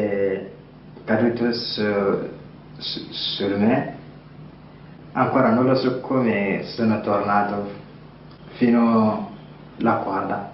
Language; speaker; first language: Italian; non-native, learner; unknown